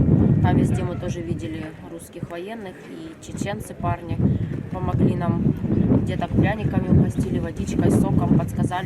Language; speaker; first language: Russian; native; Russian